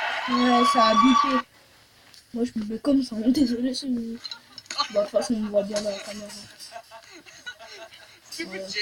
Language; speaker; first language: French; native; French